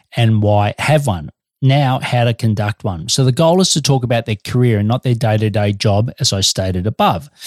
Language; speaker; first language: English; native; English